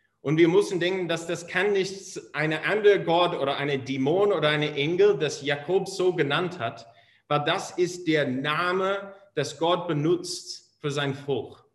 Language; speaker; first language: German; non-native, fluent; English